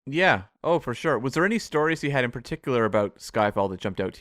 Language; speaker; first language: English; native; English